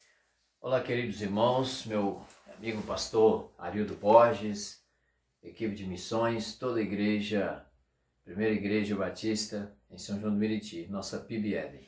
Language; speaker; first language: Portuguese; native; Portuguese